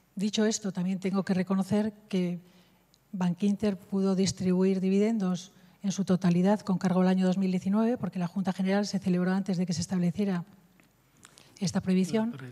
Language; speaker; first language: Spanish; native; Spanish